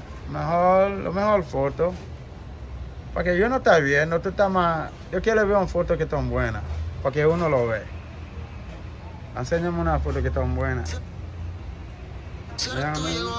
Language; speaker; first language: Spanish; non-native, learner; English